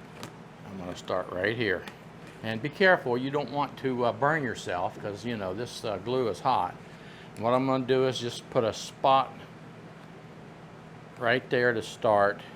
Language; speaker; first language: English; native; English